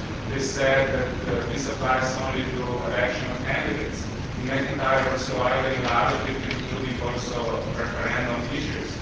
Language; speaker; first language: English; non-native, fluent; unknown